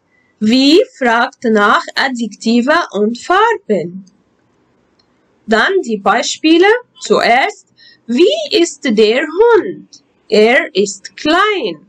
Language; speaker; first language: German; non-native, fluent; Arabic